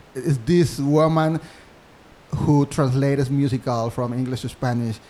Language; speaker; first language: English; non-native, fluent; Spanish